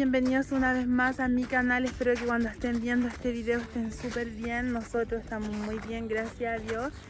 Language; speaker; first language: Spanish; native; Spanish